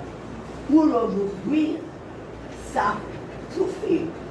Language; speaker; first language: French; non-native, learner; Portuguese